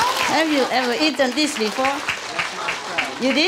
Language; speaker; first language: English; non-native, fluent; Vietnamese